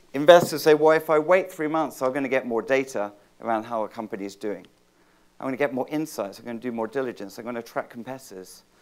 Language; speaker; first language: English; native; English